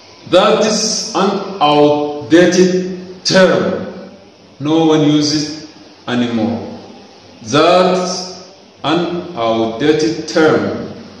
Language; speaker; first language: English; non-native, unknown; Arabic